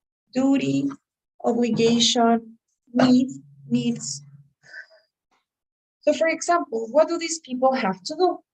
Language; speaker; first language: English; non-native, fluent; Spanish